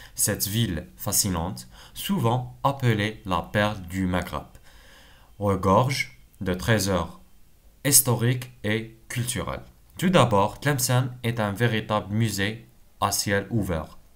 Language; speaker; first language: French; non-native, local second language; Arabic